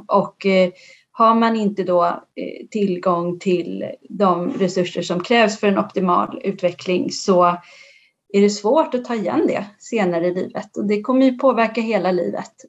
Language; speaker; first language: Swedish; early bilingual, other home language; Persian